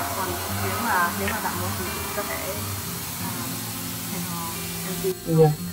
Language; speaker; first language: Vietnamese; early bilingual, heritage; Vietnamese